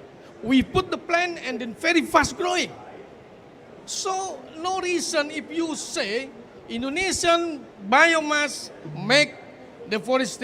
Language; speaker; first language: English; non-native, fluent; Indonesian